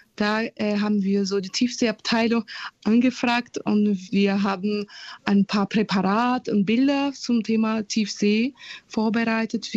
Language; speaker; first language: German; non-native, fluent; Portuguese